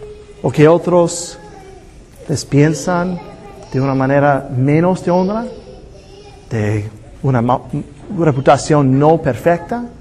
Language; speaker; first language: Spanish; non-native, fluent; English